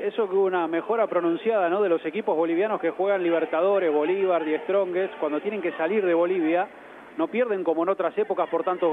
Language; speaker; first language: Spanish; native; Spanish